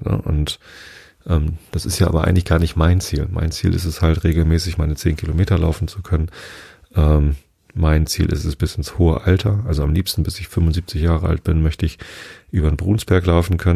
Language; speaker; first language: German; native; German